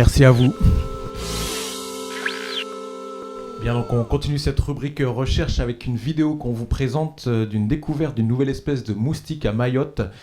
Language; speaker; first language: French; native; French